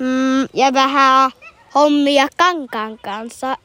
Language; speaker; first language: Finnish; early bilingual, heritage; Finnish